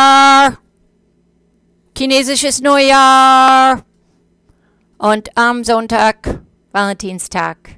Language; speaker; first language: German; non-native, fluent; English